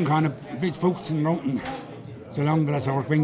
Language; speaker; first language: German; native; German